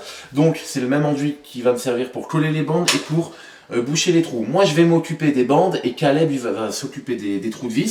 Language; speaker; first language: French; native; French